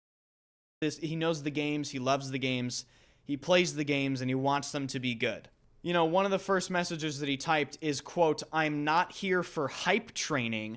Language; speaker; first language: English; native; English